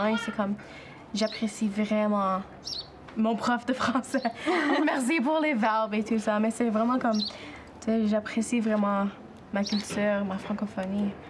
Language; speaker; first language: French; non-native, local second language; English